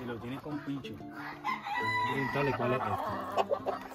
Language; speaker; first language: Spanish; early bilingual, heritage; Spanish